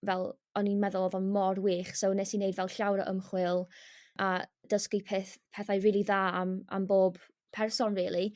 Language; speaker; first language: Welsh; non-native, local second language; English